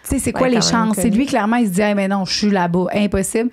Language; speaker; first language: French; native; French